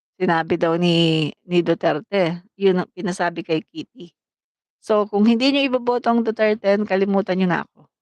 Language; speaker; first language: Filipino; non-native, local second language; Cebuano